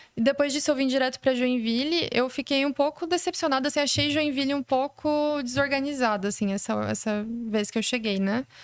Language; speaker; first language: Portuguese; native; Portuguese